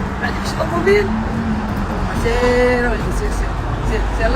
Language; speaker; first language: Arabic; native; Arabic